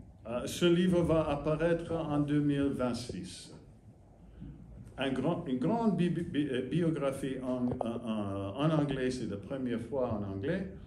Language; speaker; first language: French; non-native, fluent; English